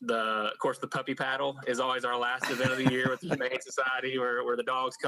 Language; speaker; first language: English; native; English